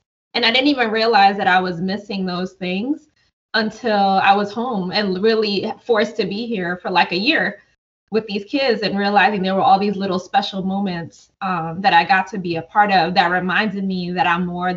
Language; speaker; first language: English; native; English